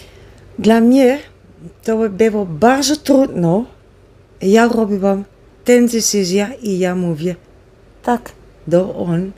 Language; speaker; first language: Polish; non-native, learner; Dutch